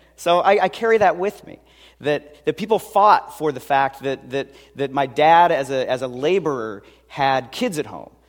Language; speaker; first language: English; native; English